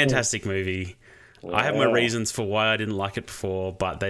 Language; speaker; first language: English; native; English